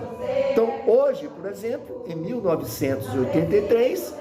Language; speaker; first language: Portuguese; native; Portuguese